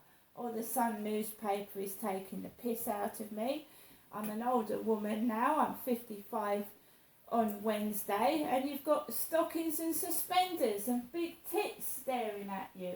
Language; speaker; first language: English; native; English